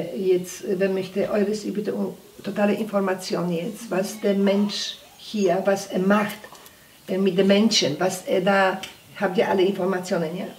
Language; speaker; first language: German; non-native, learner; Polish